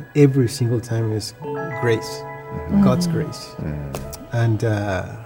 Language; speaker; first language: English; non-native, fluent; Spanish